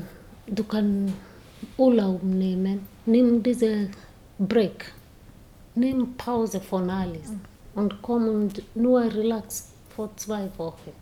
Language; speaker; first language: German; non-native, learner; Swahili